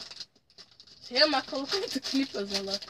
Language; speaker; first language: Dutch; early bilingual, other home language; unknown